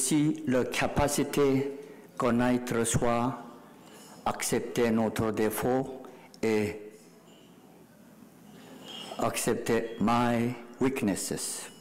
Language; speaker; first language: French; non-native, learner; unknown